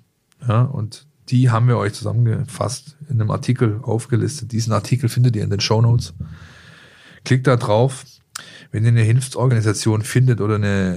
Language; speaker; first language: German; native; German